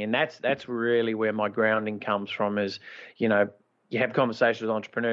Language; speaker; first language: English; native; English